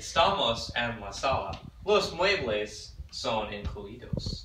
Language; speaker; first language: Spanish; non-native, learner; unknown